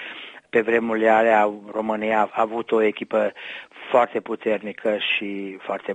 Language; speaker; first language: Romanian; early bilingual, heritage; Romanian